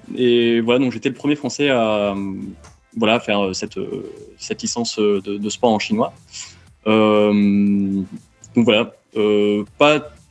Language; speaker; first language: French; native; French